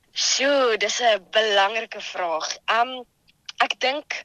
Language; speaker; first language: Afrikaans; native; Afrikaans